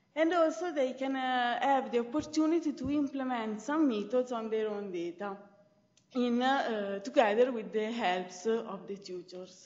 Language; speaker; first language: English; non-native, fluent; Italian